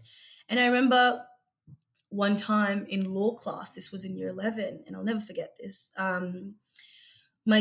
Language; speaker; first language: English; early bilingual, other home language; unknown